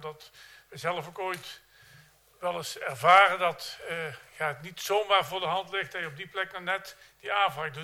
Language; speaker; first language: Dutch; native; Dutch